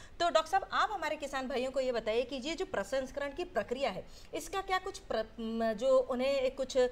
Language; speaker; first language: Hindi; native; Hindi